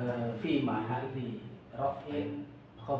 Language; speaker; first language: Arabic; non-native, learner; Indonesian